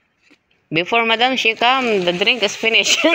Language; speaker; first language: English; non-native, learner; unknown